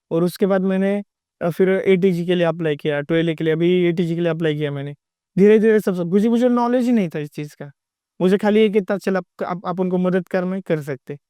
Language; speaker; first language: Hindi; non-native, local second language; Marathi